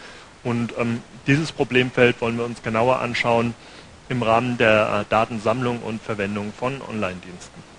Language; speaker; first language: German; native; German